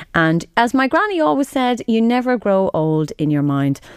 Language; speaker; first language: English; native; English